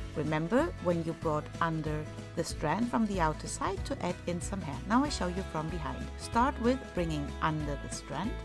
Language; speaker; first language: English; non-native, fluent; German